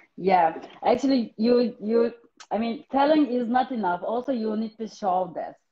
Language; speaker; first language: English; non-native, fluent; Turkish